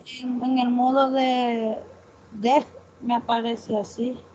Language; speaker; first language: Spanish; native; Spanish